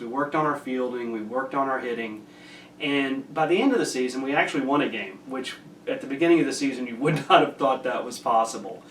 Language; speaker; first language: English; native; English